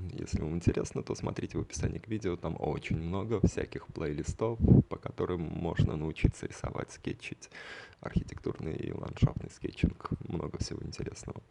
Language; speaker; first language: Russian; native; Russian